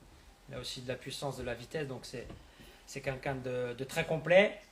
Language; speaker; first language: French; native; French